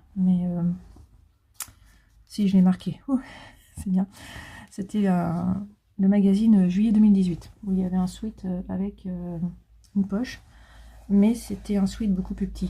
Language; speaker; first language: French; native; French